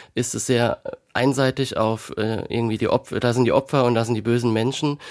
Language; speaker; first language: German; native; German